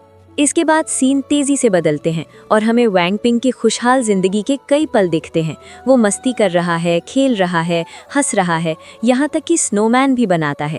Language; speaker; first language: Hindi; native; Hindi